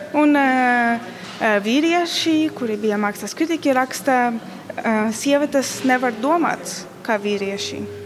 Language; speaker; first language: Latvian; non-native, learner; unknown